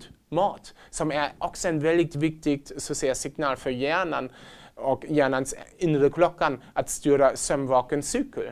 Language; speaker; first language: Swedish; non-native, fluent; German